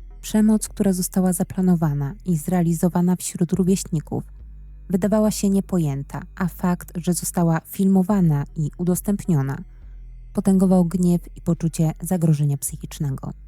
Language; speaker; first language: Polish; native; Polish